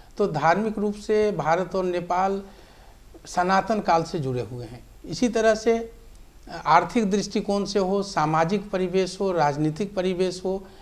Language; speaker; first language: Hindi; native; Hindi